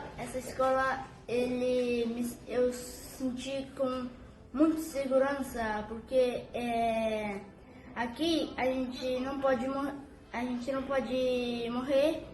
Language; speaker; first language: Portuguese; early bilingual, heritage; Portuguese